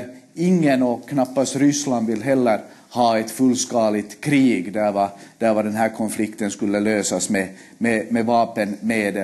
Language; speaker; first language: Swedish; native; Swedish